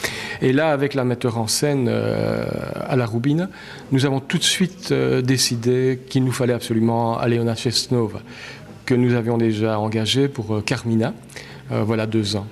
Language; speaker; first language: French; native; French